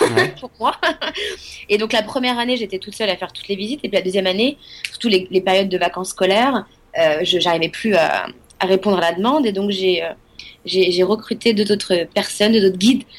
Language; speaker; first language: French; native; French